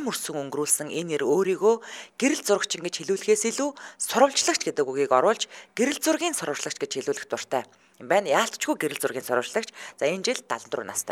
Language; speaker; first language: Mongolian; native; Mongolian